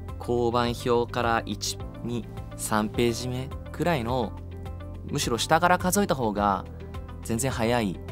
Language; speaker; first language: Japanese; early bilingual, heritage; Japanese